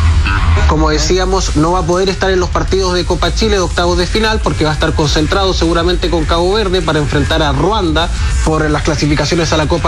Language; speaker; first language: Spanish; native; Spanish